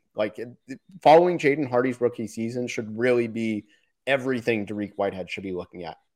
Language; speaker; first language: English; native; English